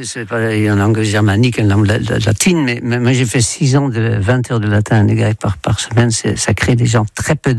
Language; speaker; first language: French; non-native, fluent; Dutch